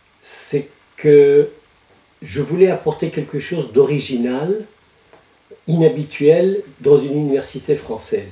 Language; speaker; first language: French; non-native, fluent; Persian